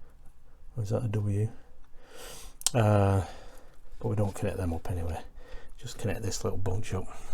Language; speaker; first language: English; native; English